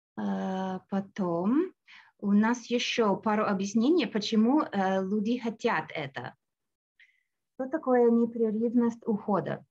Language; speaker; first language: Russian; non-native, fluent; English